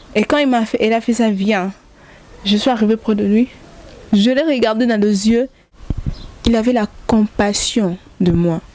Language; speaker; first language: French; non-native, local second language; Lingala